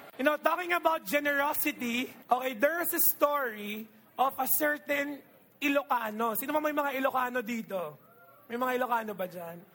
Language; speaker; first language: Filipino; non-native, local second language; Iloko